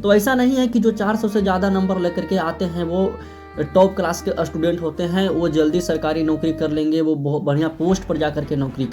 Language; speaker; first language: Hindi; native; Hindi